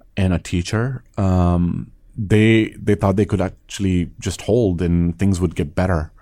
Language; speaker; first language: English; early bilingual, other home language; Persian